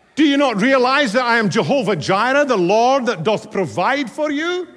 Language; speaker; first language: English; native; English